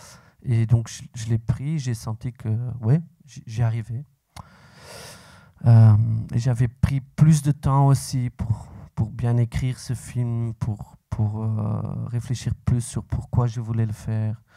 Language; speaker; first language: French; non-native, local second language; Dutch